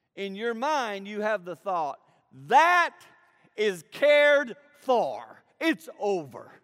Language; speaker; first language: English; native; English